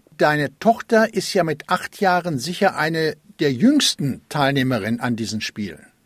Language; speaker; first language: German; native; German